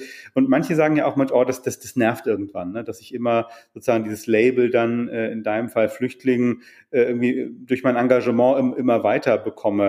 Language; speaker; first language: German; native; German